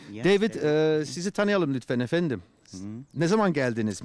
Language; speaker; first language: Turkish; non-native, fluent; English